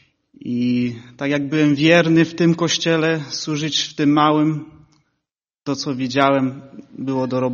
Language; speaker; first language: Polish; early bilingual, heritage; Polish